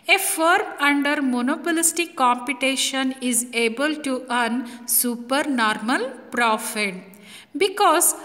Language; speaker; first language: English; non-native, local second language; Kannada